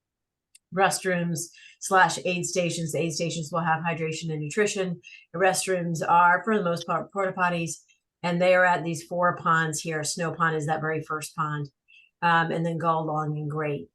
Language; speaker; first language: English; native; English